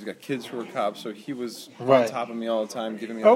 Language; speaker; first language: English; native; English